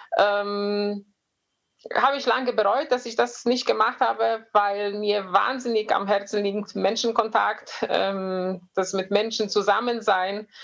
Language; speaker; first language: German; non-native, fluent; Polish